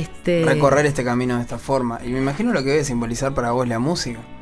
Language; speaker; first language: Spanish; native; Spanish